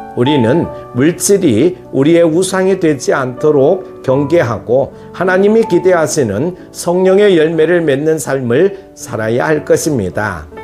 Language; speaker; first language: Korean; native; Korean